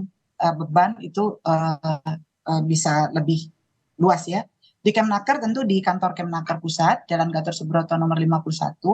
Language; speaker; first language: Indonesian; native; Indonesian